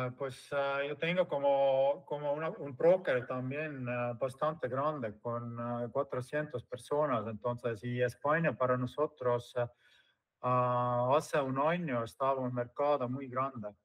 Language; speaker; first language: Spanish; non-native, fluent; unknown